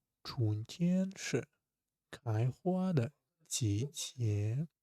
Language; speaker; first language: Chinese; non-native, fluent; Russian